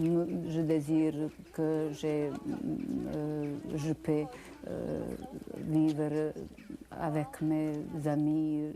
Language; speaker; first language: French; non-native, learner; Bosnian